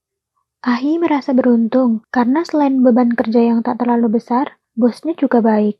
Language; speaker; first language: Indonesian; native; Indonesian